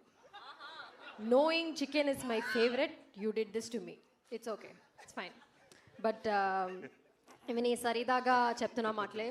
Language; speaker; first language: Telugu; non-native, learner; Malayalam